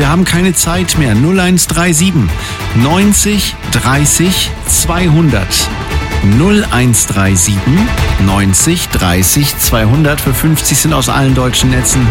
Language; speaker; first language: German; native; German